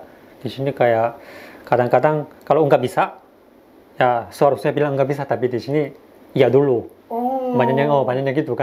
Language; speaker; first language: Indonesian; non-native, fluent; Korean